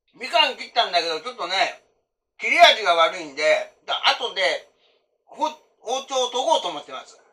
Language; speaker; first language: Japanese; non-native, fluent; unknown